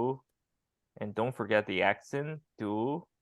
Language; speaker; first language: English; non-native, fluent; Chinese